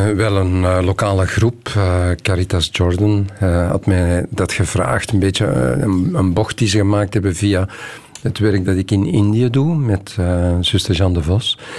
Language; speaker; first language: Dutch; native; Dutch